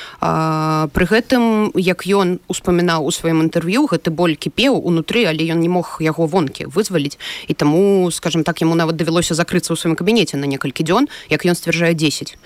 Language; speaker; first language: Belarusian; native; Belarusian